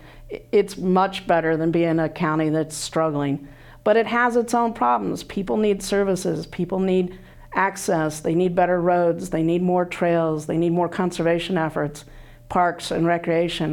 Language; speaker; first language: English; native; English